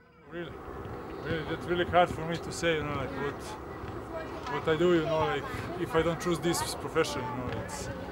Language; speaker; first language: English; non-native, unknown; Serbian